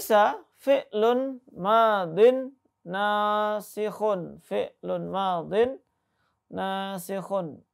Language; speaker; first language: Arabic; non-native, fluent; Indonesian